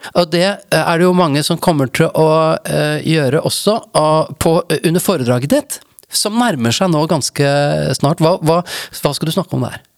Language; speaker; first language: Norwegian; native; Norwegian